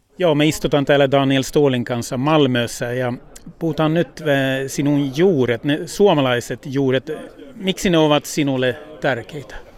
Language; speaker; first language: Finnish; early bilingual, heritage; Finnish